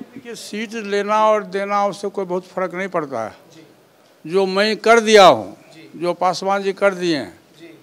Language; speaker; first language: Hindi; native; Hindi